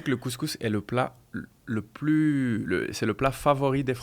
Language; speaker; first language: French; non-native, fluent; Portuguese